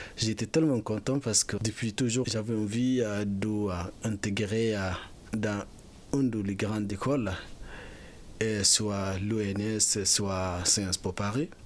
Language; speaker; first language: French; non-native, fluent; Arabic